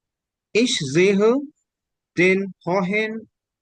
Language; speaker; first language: German; non-native, learner; Hindi